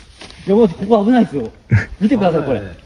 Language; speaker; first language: Japanese; native; Japanese